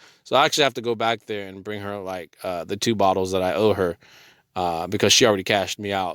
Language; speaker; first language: English; native; English